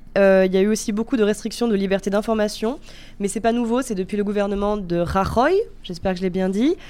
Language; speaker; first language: French; native; French